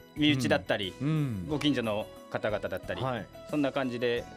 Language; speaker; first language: Japanese; native; Japanese